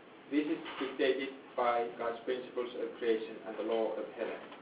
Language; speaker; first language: English; non-native, fluent; Finnish